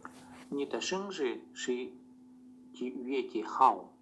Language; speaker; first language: Chinese; non-native, learner; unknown